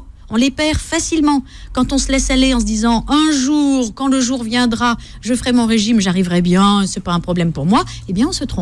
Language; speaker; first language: French; native; French